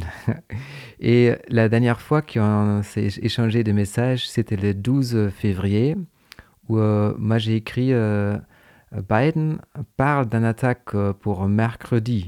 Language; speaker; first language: French; native; French